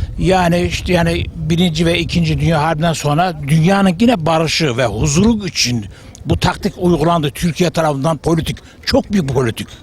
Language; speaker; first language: Turkish; early bilingual, heritage; Turkish